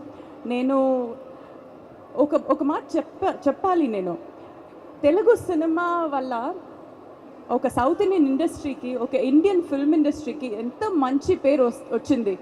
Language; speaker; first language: Telugu; non-native, fluent; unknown